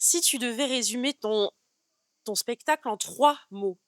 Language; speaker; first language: French; native; French